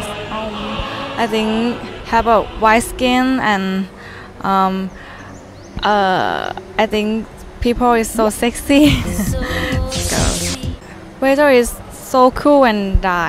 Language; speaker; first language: English; non-native, learner; Thai